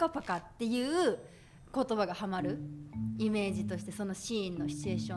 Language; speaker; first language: Japanese; native; Japanese